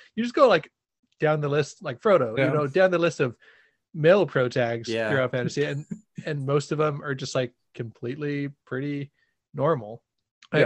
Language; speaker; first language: English; native; English